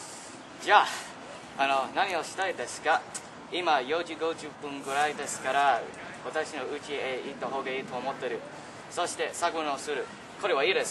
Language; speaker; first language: Japanese; non-native, learner; English